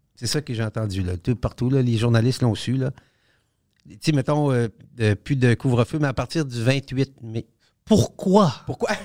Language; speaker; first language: French; native; French